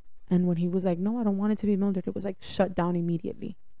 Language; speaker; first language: English; early bilingual, other home language; Spanish